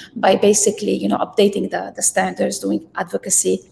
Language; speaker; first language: English; non-native, fluent; Arabic